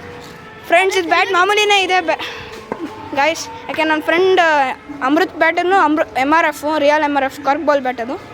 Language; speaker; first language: Kannada; native; Kannada